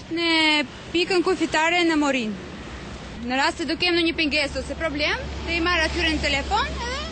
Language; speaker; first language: Albanian; non-native, fluent; Romanian